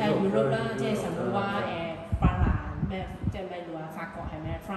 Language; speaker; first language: Thai; non-native, learner; Cantonese